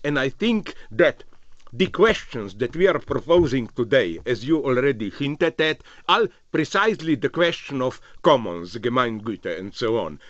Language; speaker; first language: English; non-native, fluent; Slovenian